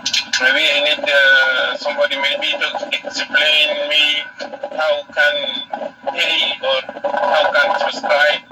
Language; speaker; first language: English; non-native, learner; Arabic